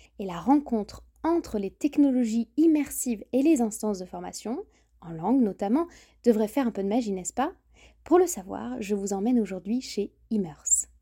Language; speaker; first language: French; native; French